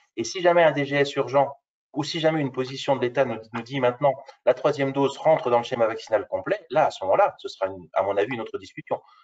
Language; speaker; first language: French; native; French